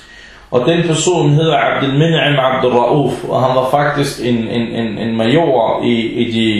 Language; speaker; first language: Danish; early bilingual, other home language; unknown